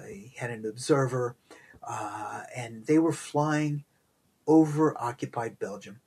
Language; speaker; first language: English; native; English